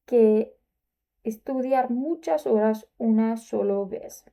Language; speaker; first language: Spanish; non-native, learner; English